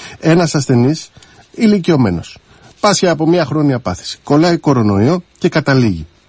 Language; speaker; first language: Greek; native; Greek